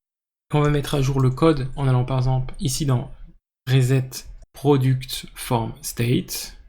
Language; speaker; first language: French; native; French